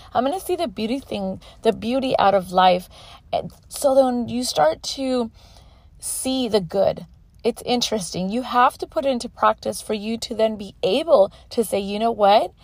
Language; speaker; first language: English; early bilingual, other home language; Spanish